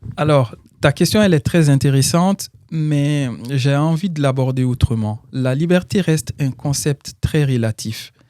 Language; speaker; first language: French; non-native, local second language; Bambara